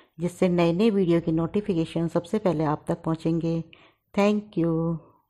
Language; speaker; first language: Hindi; native; Hindi